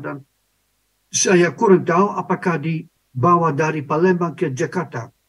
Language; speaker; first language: Indonesian; non-native, fluent; Dutch